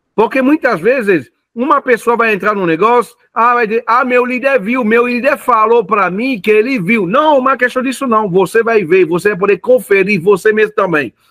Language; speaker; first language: Portuguese; non-native, fluent; French